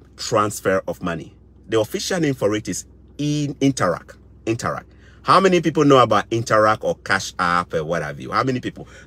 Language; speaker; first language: English; non-native, local second language; Akan